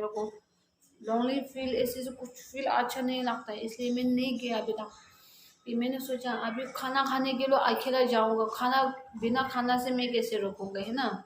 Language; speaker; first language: Hindi; non-native, learner; Tibetan